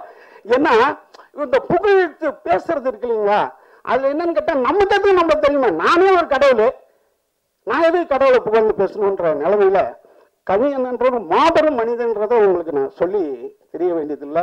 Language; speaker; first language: Tamil; native; Tamil